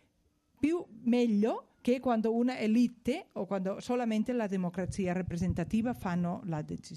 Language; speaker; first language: Italian; non-native, fluent; Spanish